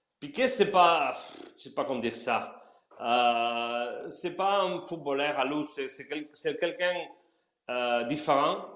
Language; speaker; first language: French; non-native, learner; Spanish